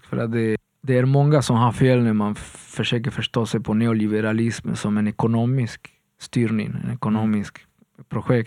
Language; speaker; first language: Swedish; non-native, fluent; Spanish